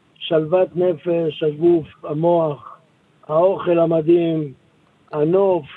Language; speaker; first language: Hebrew; native; Hebrew